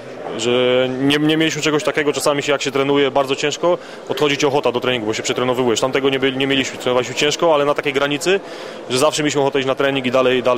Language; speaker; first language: Polish; native; Polish